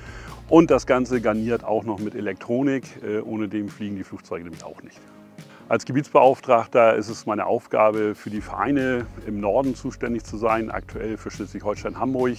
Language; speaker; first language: German; native; German